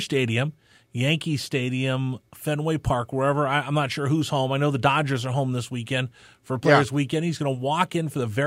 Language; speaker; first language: English; native; English